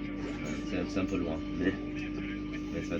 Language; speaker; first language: French; early bilingual, heritage; English